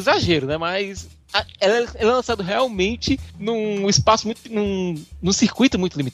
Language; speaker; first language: Portuguese; native; Portuguese